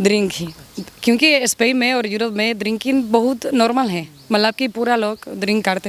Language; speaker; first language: Hindi; non-native, learner; Spanish